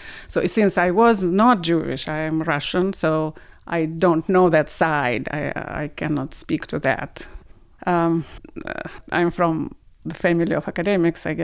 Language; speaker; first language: English; non-native, fluent; Russian